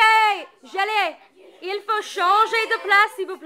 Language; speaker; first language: French; non-native, fluent; English